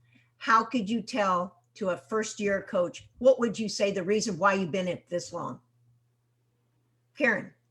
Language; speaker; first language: English; native; English